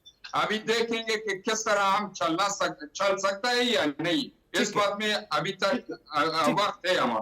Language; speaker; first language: Hindi; non-native, learner; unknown